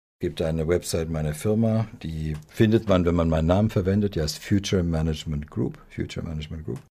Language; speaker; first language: German; early bilingual, other home language; Serbian